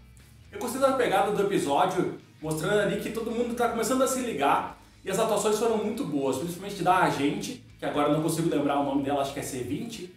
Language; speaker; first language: Portuguese; native; Portuguese